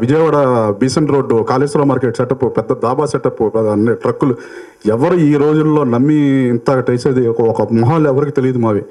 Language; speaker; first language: Telugu; native; Telugu